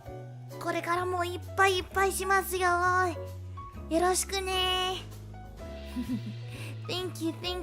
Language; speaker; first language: Japanese; non-native, learner; Indonesian